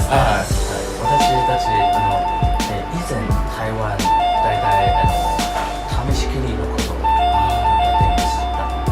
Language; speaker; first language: Japanese; non-native, learner; Chinese